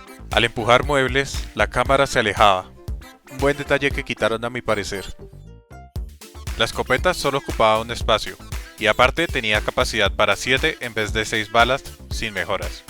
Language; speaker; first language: Spanish; native; Spanish